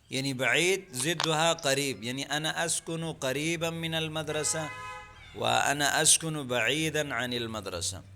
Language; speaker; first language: Arabic; non-native, fluent; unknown